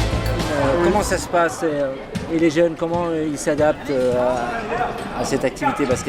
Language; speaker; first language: French; native; French